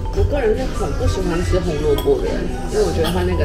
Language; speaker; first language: Chinese; native; Chinese